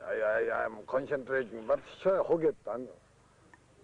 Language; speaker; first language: English; non-native, learner; Japanese